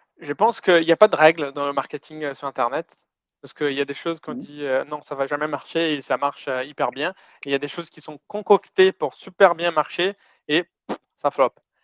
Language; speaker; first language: French; non-native, fluent; Portuguese